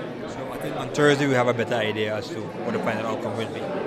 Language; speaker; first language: English; native; English